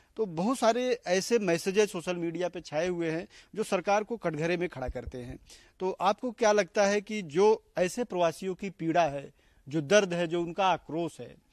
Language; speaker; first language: Hindi; native; Hindi